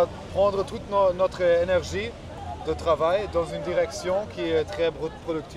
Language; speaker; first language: French; non-native, fluent; Portuguese